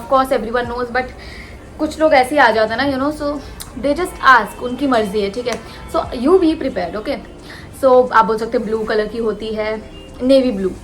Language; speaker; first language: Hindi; native; Hindi